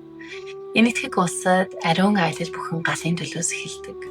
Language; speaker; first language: Mongolian; native; Mongolian